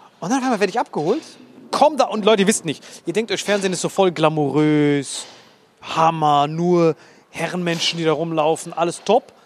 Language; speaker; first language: German; early bilingual, other home language; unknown